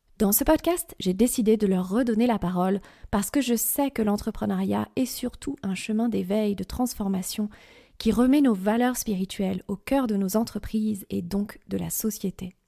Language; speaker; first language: French; native; French